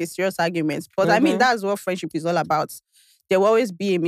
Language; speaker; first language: English; non-native, local second language; Igbo